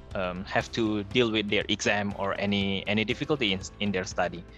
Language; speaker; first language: English; non-native, fluent; Indonesian